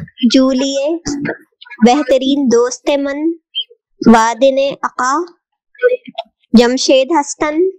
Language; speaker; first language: Persian; non-native, learner; Urdu